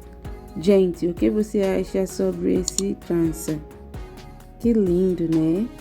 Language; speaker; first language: Portuguese; non-native, learner; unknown